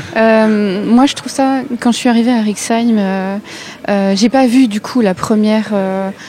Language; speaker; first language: French; native; French